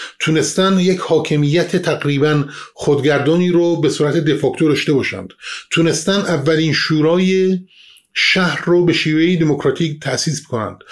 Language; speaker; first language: Persian; non-native, local second language; Kurdish